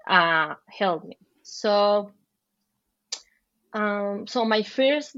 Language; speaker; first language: English; non-native, learner; Spanish